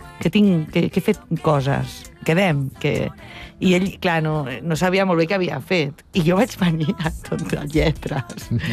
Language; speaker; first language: Catalan; non-native, local second language; Spanish